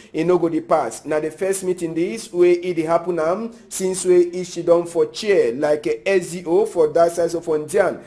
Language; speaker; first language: Nigerian Pidgin; native; Nigerian Pidgin